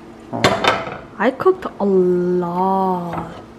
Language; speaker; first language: English; non-native, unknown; Korean